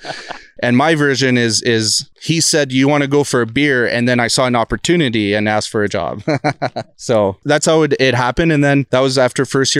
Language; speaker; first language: English; non-native, fluent; French